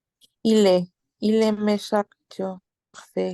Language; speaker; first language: French; non-native, learner; Spanish